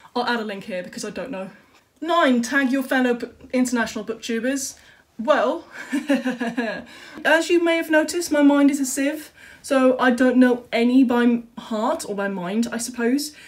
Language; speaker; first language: English; non-native, fluent; Dutch